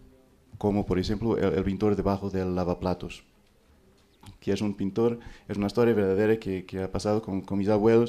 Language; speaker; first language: Spanish; non-native, fluent; Portuguese